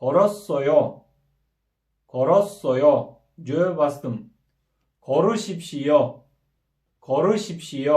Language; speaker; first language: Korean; non-native, fluent; Kyrgyz